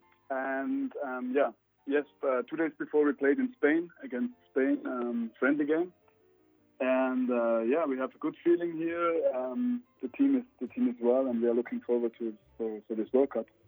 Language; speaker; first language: English; non-native, fluent; Swiss German